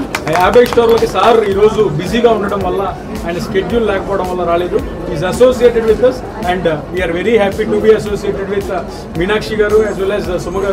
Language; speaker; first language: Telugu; native; Telugu